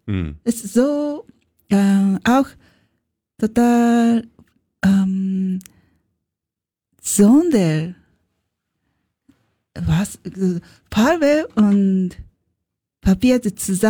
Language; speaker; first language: German; non-native, learner; Japanese